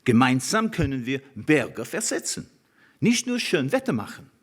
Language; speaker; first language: German; non-native, learner; Welsh